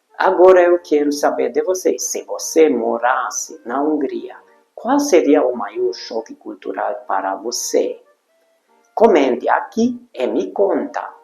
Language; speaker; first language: Portuguese; non-native, fluent; Hungarian